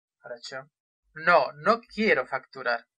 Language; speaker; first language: Spanish; non-native, fluent; Russian